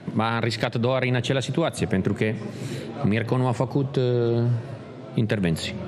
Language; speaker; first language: Romanian; non-native, learner; Italian